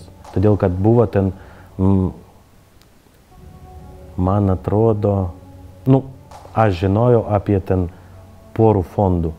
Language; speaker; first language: Lithuanian; non-native, learner; Ukrainian